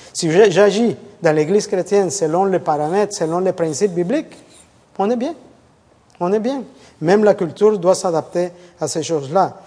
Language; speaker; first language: French; non-native, fluent; Spanish